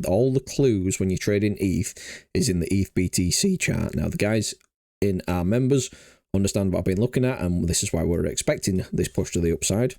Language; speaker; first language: English; native; English